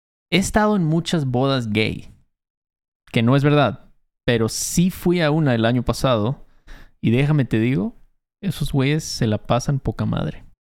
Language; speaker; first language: Spanish; native; Spanish